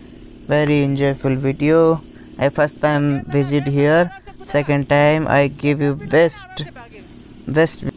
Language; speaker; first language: English; non-native, learner; Nepali